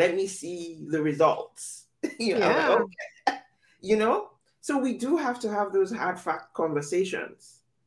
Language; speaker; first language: English; non-native, local second language; Yoruba